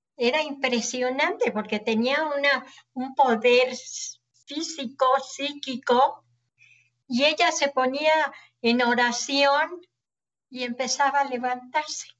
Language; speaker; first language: Spanish; native; Spanish